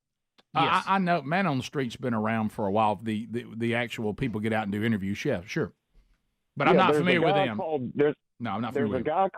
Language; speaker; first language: English; native; English